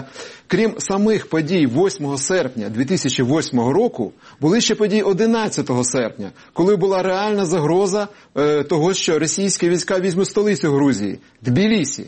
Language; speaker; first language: Ukrainian; native; Ukrainian